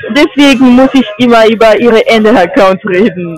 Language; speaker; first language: German; non-native, learner; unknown